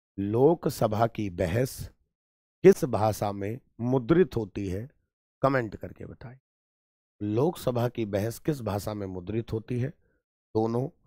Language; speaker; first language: Hindi; native; Hindi